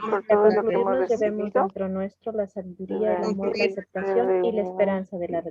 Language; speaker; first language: Spanish; native; Spanish